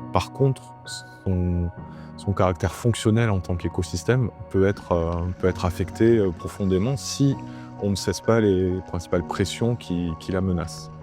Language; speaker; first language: French; native; French